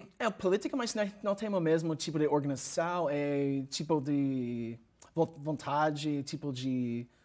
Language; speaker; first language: Portuguese; non-native, learner; English